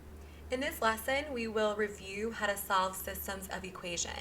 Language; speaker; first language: English; native; English